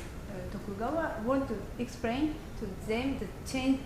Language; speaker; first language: English; non-native, learner; Japanese